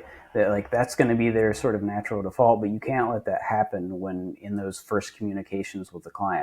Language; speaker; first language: English; native; English